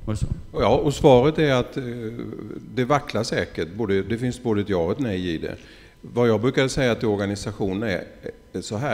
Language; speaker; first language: Swedish; native; Swedish